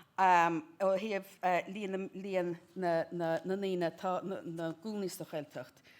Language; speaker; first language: Irish; native; Irish